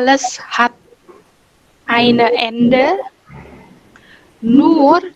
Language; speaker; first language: German; non-native, fluent; Indonesian